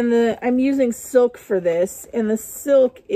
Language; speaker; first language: English; native; English